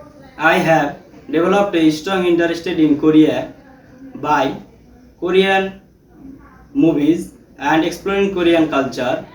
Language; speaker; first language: English; non-native, learner; Bangla